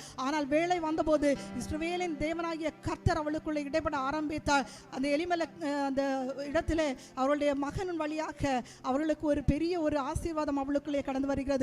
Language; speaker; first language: Tamil; native; Tamil